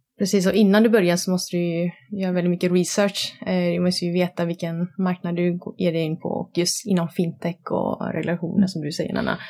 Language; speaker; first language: Swedish; early bilingual, other home language; Vietnamese